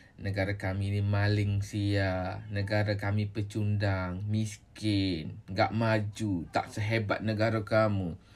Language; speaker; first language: Malay; native; Malay